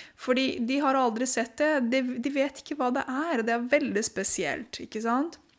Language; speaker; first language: Norwegian; non-native, fluent; Romanian